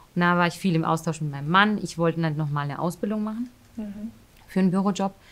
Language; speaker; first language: German; early bilingual, other home language; Albanian